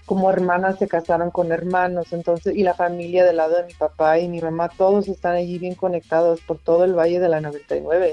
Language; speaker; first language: Spanish; early bilingual, heritage; Spanish